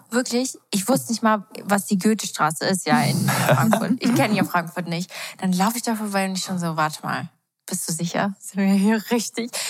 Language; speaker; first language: German; early bilingual, other home language; Portuguese